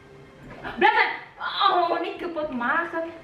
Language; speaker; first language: Dutch; non-native, learner; Filipino